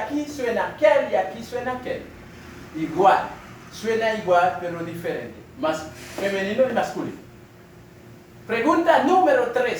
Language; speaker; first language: Spanish; non-native, fluent; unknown